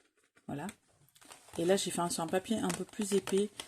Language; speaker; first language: French; native; French